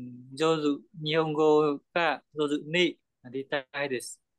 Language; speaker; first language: Japanese; non-native, learner; Vietnamese